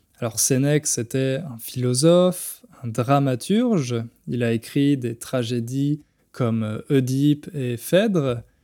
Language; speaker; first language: French; native; French